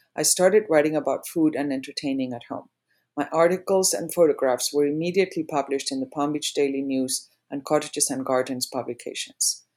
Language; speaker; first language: English; non-native, fluent; Spanish